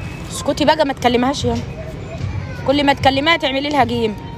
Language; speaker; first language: Arabic; native; Arabic